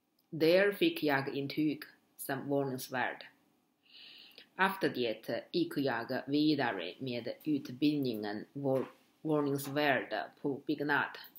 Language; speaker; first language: Swedish; non-native, fluent; Chinese